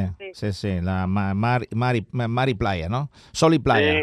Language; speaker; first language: Spanish; non-native, fluent; Italian